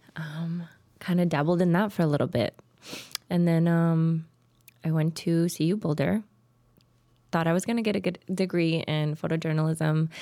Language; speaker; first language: English; early bilingual, other home language; Tajik